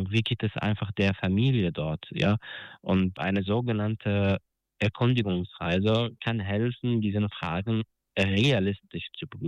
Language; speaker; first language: German; non-native, fluent; Arabic